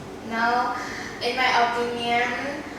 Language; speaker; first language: English; non-native, learner; Vietnamese